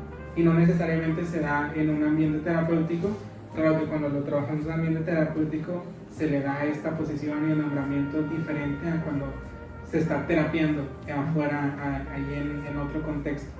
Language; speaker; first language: Spanish; native; Spanish